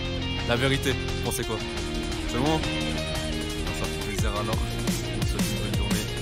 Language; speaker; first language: French; native; French